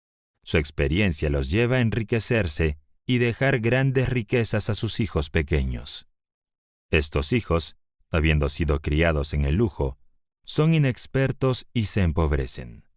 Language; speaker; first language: Spanish; native; Spanish